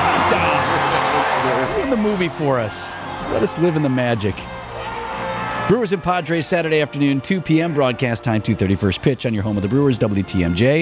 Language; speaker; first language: English; native; English